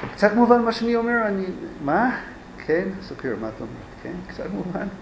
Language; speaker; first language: Hebrew; non-native, fluent; English